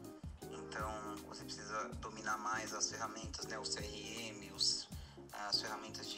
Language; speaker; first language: Portuguese; native; Portuguese